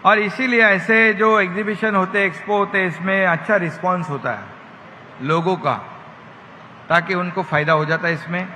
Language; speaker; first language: Hindi; non-native, local second language; Marathi